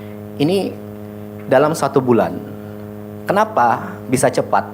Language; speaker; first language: Indonesian; native; Indonesian